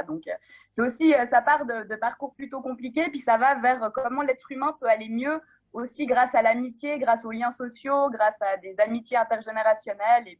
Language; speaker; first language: French; native; French